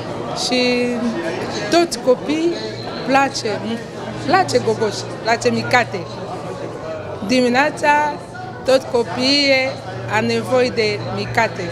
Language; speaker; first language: Romanian; non-native, learner; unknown